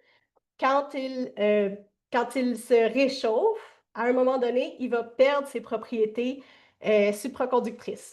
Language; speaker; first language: French; native; French